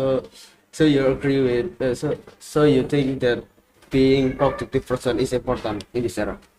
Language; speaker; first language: English; non-native, learner; Indonesian